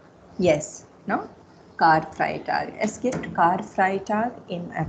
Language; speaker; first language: German; non-native, fluent; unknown